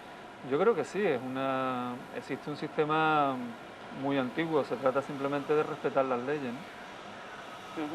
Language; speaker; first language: Spanish; native; Spanish